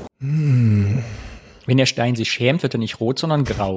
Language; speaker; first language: German; native; German